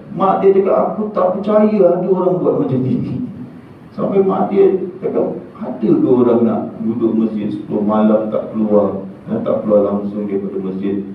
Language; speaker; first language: Malay; native; Malay